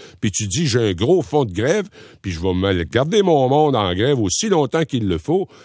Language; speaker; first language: French; native; French